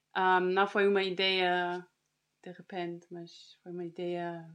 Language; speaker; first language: Portuguese; non-native, fluent; German